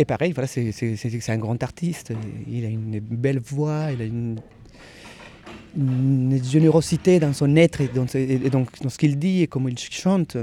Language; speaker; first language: French; native; French